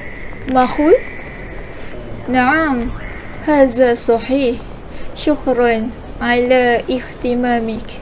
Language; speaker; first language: Arabic; non-native, learner; Malay